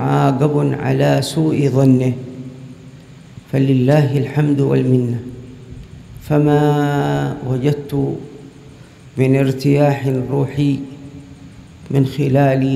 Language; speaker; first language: Arabic; native; Arabic